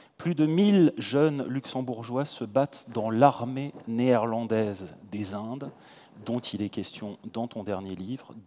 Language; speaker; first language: French; native; French